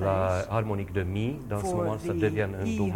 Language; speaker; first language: French; non-native, fluent; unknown